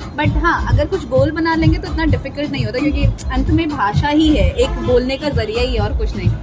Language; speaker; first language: Hindi; native; Hindi